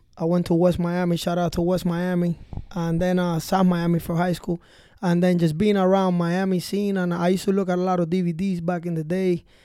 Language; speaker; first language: English; early bilingual, other home language; Spanish